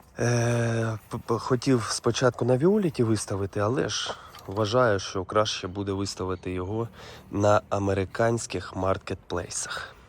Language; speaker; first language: Ukrainian; non-native, local second language; Russian